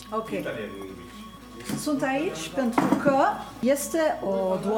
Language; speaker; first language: Romanian; non-native, learner; French